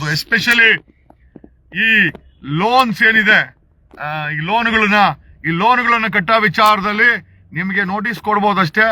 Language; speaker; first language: Kannada; native; Kannada